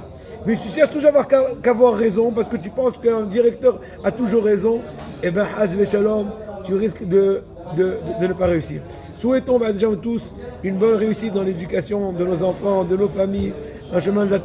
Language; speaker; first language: French; native; French